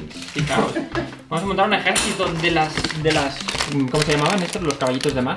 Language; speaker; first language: Spanish; native; Spanish